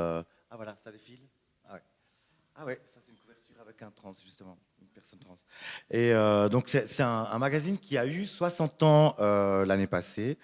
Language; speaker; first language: French; native; French